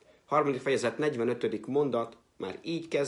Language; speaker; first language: Hungarian; native; Hungarian